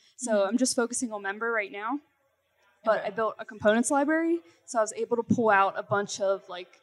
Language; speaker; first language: English; native; English